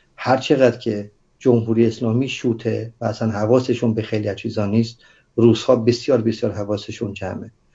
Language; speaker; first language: Persian; native; Persian